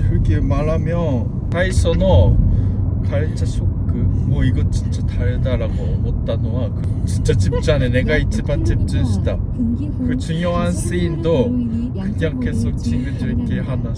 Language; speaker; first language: Korean; non-native, learner; Japanese